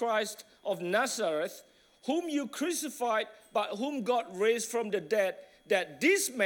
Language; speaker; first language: English; non-native, fluent; Indonesian